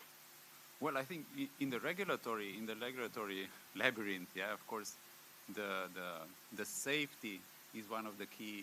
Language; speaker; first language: English; non-native, fluent; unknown